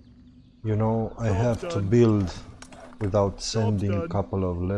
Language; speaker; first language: English; non-native, fluent; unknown